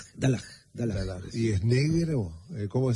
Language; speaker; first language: Spanish; native; Spanish